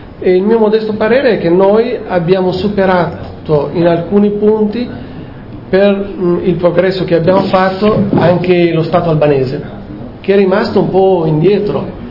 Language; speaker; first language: Italian; non-native, fluent; Albanian